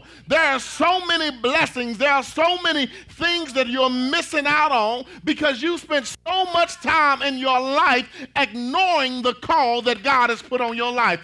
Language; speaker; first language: English; native; English